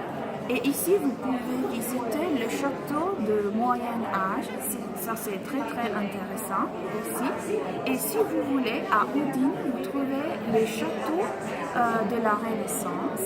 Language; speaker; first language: French; non-native, fluent; Italian